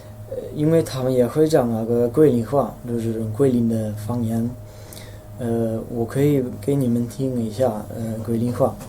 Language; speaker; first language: Chinese; non-native, fluent; Dutch